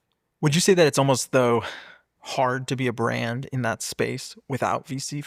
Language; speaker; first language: English; native; English